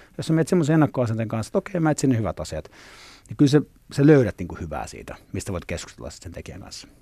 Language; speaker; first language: Finnish; early bilingual, other home language; Swedish